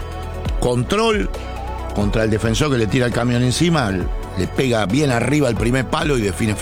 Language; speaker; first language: Spanish; native; Spanish